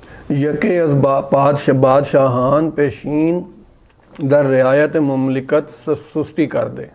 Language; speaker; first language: Persian; non-native, fluent; Urdu